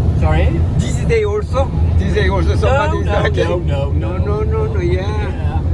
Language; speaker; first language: English; non-native, learner; Korean